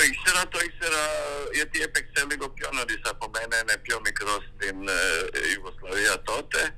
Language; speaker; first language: Greek; non-native, fluent; Croatian